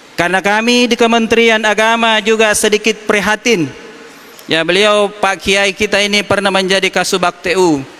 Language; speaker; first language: Malay; non-native, local second language; Buginese